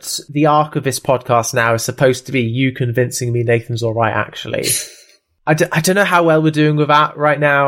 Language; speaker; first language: English; native; English